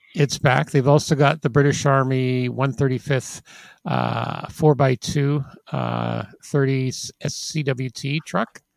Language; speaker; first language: English; native; English